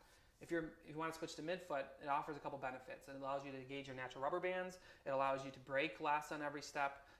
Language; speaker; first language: English; native; English